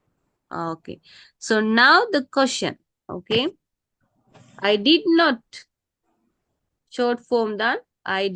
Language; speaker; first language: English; non-native, fluent; Tamil